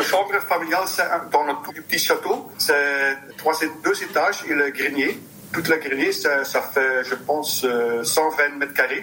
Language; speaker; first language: French; non-native, local second language; Dutch